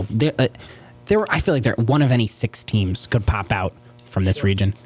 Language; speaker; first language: English; native; English